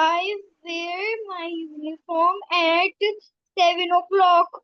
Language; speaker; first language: English; non-native, learner; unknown